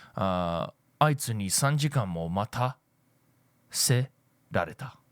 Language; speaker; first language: Japanese; non-native, fluent; English